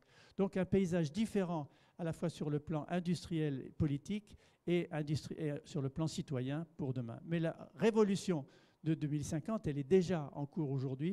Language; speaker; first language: French; native; French